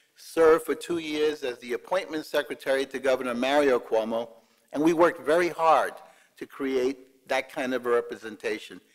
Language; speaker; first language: English; early bilingual, other home language; Spanish